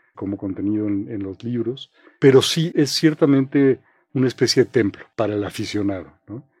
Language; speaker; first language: Spanish; native; Spanish